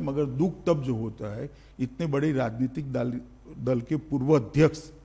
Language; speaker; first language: Hindi; non-native, local second language; Gujarati